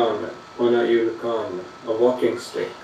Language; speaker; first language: French; non-native, fluent; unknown